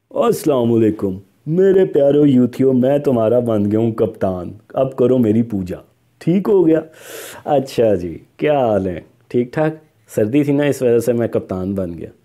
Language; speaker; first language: Urdu; non-native, local second language; Punjabi